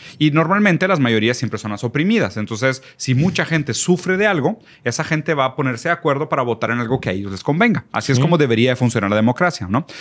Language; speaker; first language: Spanish; early bilingual, other home language; Portuguese